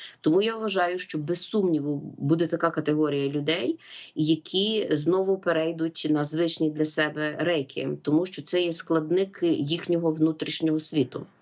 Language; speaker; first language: Ukrainian; native; Ukrainian